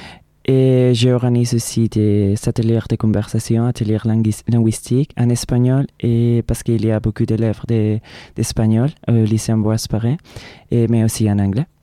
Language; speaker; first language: French; non-native, learner; Spanish